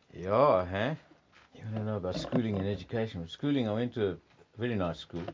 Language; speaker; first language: English; native; English